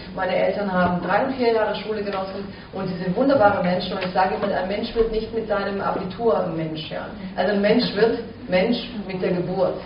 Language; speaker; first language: German; early bilingual, other home language; Turkish